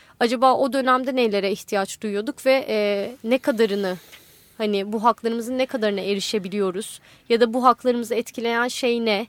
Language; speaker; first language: Turkish; native; Turkish